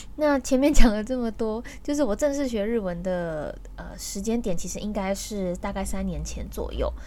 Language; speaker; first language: Chinese; native; Chinese